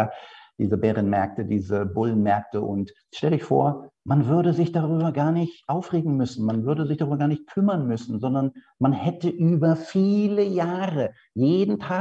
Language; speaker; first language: German; native; German